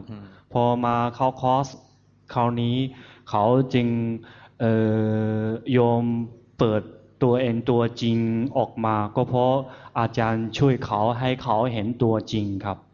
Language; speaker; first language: Thai; non-native, fluent; Chinese